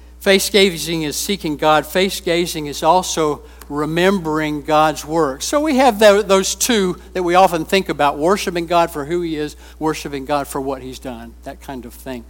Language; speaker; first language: English; native; English